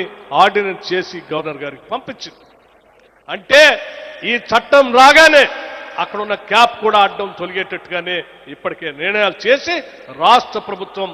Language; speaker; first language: Telugu; native; Telugu